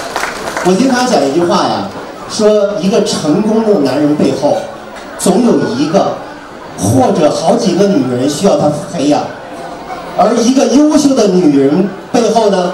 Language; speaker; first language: Chinese; native; Chinese